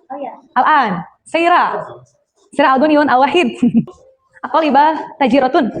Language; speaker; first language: Arabic; non-native, fluent; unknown